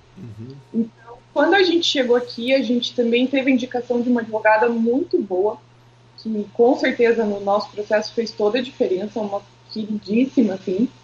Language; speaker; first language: Portuguese; native; Portuguese